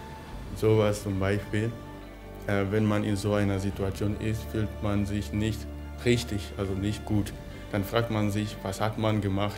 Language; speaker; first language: German; non-native, fluent; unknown